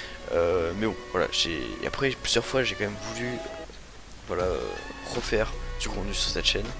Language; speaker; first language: French; native; French